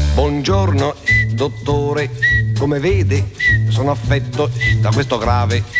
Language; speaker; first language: Italian; native; Italian